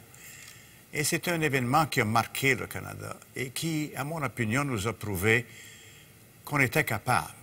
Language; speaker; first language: French; native; French